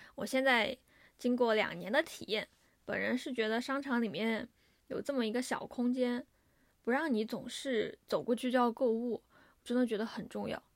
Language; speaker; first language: Chinese; native; Chinese